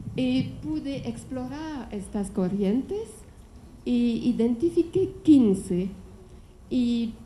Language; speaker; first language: Spanish; non-native, fluent; French